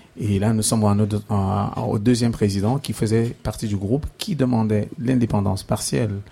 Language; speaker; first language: French; non-native, local second language; Basaa